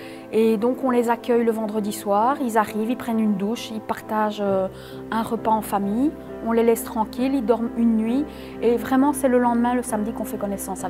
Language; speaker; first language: French; native; French